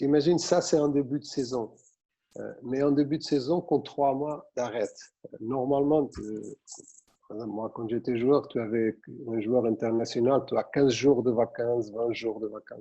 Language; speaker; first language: French; non-native, fluent; Portuguese